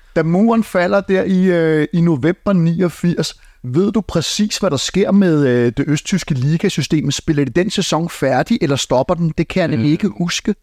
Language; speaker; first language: Danish; native; Danish